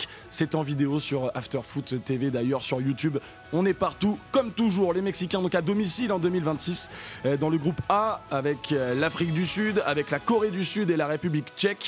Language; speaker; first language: French; native; French